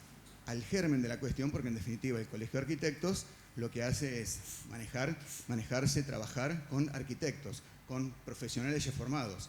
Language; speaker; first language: Spanish; native; Spanish